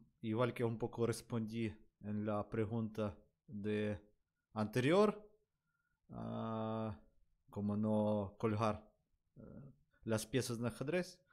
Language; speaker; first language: Spanish; non-native, learner; Russian